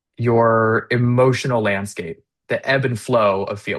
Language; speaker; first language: English; native; English